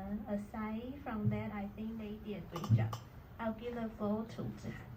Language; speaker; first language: English; non-native, learner; Chinese